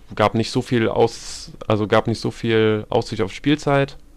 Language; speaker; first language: German; native; German